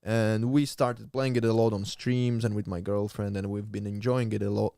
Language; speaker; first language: English; non-native, fluent; Slovak